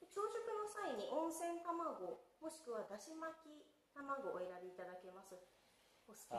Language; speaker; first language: Japanese; native; Japanese